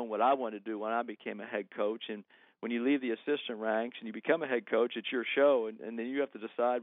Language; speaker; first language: English; native; English